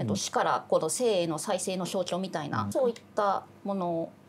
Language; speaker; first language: Japanese; native; Japanese